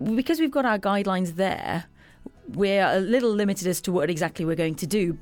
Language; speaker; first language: English; native; English